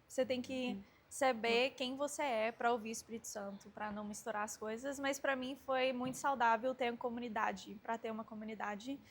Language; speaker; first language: Portuguese; early bilingual, heritage; Portuguese